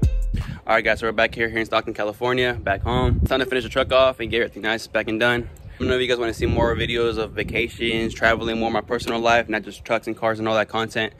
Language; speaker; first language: English; native; English